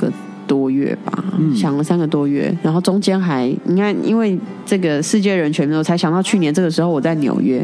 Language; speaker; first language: Chinese; native; Chinese